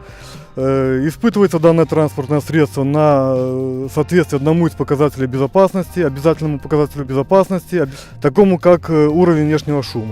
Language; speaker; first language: Russian; native; Russian